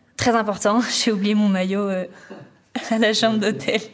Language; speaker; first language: French; native; French